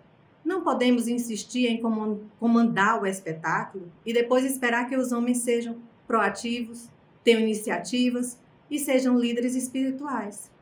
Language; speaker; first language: Portuguese; native; Portuguese